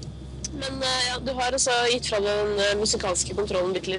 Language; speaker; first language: Norwegian; native; Norwegian